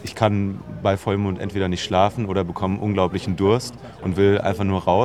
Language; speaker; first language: German; native; German